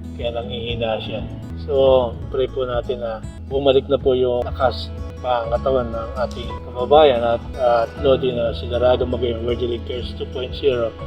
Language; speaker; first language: Filipino; non-native, local second language; Bikol